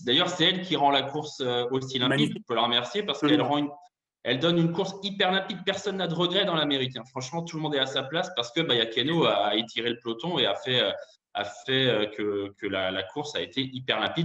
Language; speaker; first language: French; native; French